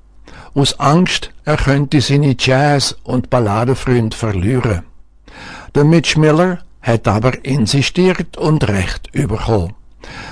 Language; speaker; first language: German; native; German